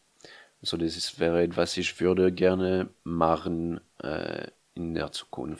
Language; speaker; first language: German; non-native, fluent; French